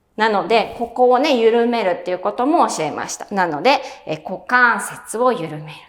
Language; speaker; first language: Japanese; native; Japanese